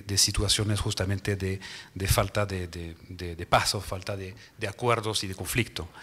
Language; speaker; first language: Spanish; non-native, fluent; French